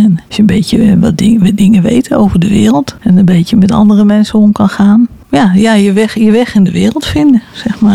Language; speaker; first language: Dutch; native; Dutch